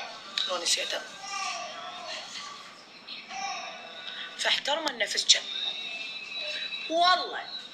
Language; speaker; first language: Arabic; native; Arabic